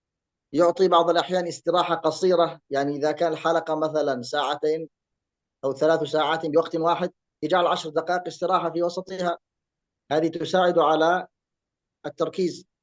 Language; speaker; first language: Arabic; native; Arabic